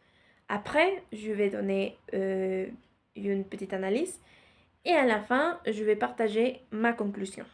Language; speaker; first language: French; non-native, learner; Spanish